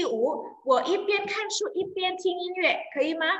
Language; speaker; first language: Chinese; non-native, fluent; Indonesian